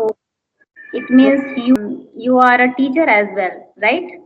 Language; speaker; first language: English; non-native, learner; Hindi